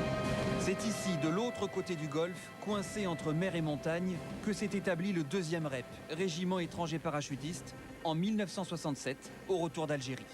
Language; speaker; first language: French; native; French